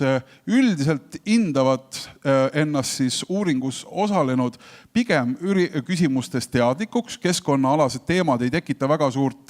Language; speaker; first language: Estonian; native; Estonian